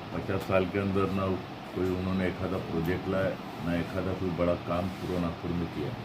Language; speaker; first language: Hindi; non-native, local second language; Marathi